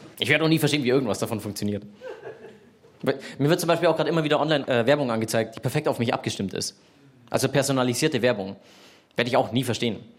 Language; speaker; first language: German; native; German